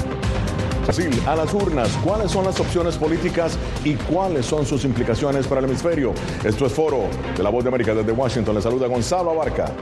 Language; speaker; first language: Spanish; native; Spanish